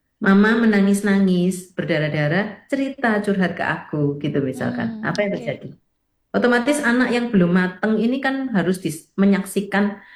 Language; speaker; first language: Indonesian; native; Indonesian